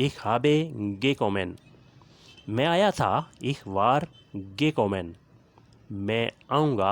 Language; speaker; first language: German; non-native, learner; Urdu